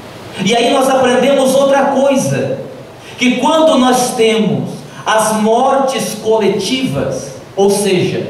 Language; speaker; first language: Portuguese; native; Portuguese